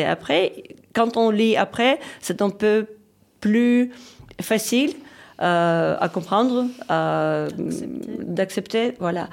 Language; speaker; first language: French; non-native, fluent; Ukrainian